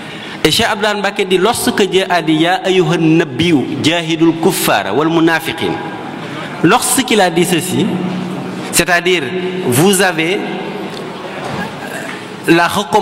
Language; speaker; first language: French; non-native, local second language; Wolof